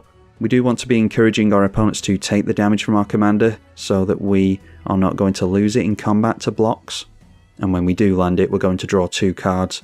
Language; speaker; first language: English; native; English